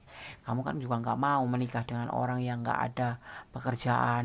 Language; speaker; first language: Indonesian; native; Indonesian